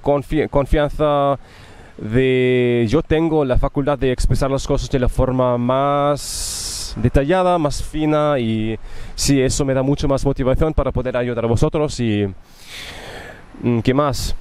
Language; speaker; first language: Spanish; non-native, learner; German